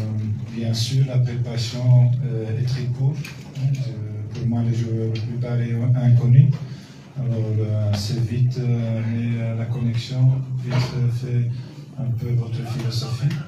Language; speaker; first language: French; non-native, local second language; Dutch